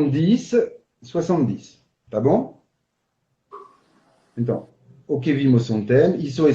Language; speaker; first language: Portuguese; non-native, fluent; French